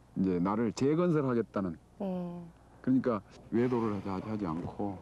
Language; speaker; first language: Korean; native; Korean